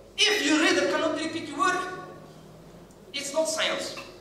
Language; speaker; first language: English; non-native, fluent; Arabic